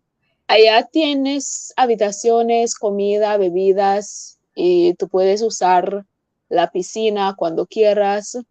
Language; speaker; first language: Spanish; non-native, fluent; English